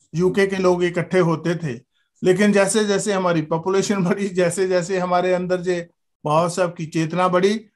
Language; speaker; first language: Hindi; native; Hindi